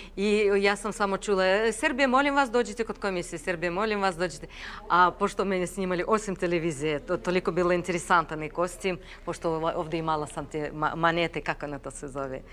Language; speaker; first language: Serbian; non-native, fluent; Russian